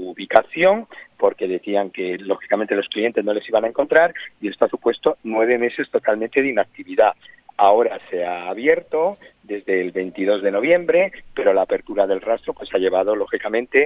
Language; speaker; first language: Spanish; native; Spanish